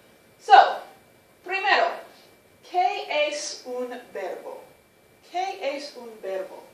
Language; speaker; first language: Spanish; non-native, fluent; English